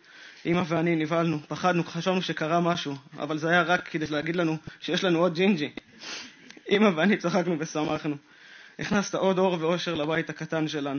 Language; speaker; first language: Hebrew; native; Hebrew